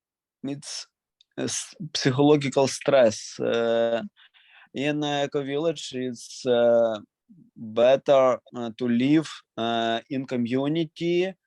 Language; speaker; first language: English; non-native, learner; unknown